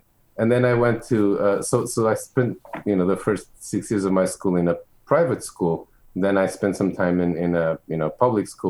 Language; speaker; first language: English; non-native, fluent; Portuguese